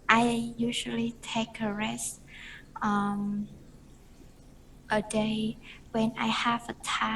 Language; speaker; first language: English; non-native, learner; Vietnamese